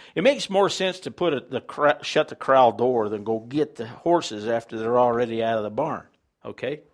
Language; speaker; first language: English; native; English